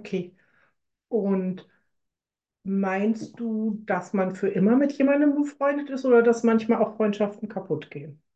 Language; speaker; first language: German; native; German